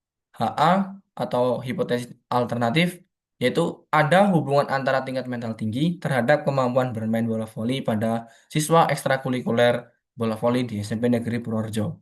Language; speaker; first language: Indonesian; native; Indonesian